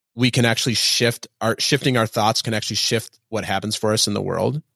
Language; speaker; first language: English; native; English